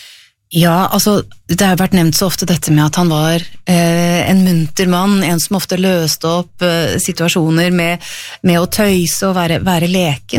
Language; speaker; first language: Norwegian; native; Norwegian